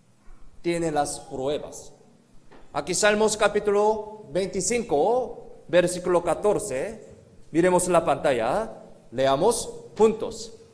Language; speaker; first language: Spanish; non-native, learner; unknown